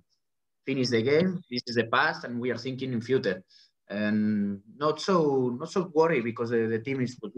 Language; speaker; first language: English; non-native, fluent; Spanish